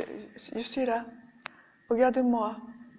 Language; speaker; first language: French; non-native, learner; Japanese